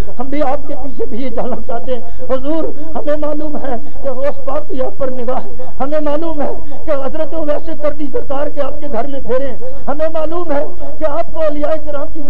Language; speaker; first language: Urdu; non-native, local second language; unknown